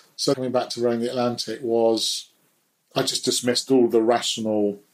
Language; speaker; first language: English; native; English